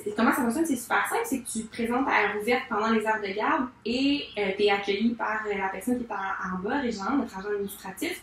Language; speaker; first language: French; native; French